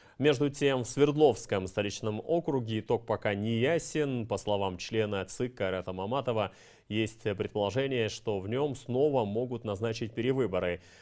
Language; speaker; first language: Russian; non-native, local second language; Kyrgyz